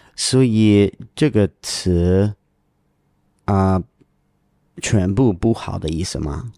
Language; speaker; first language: Chinese; non-native, learner; English